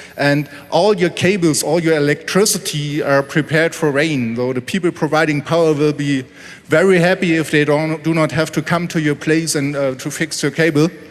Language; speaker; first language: English; non-native, fluent; German